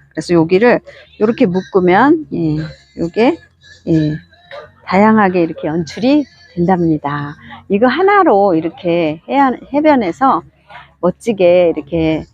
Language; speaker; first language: Korean; native; Korean